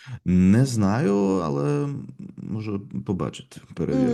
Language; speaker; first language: Ukrainian; non-native, fluent; Russian